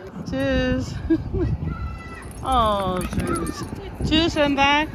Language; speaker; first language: German; non-native, learner; Indonesian